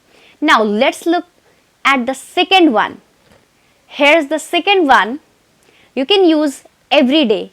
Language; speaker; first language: English; non-native, fluent; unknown